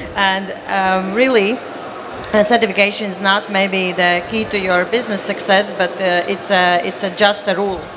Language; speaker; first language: English; non-native, fluent; Latvian